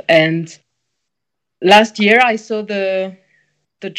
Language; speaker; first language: English; non-native, fluent; French